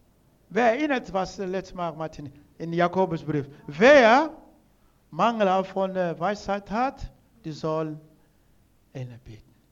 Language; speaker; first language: German; non-native, learner; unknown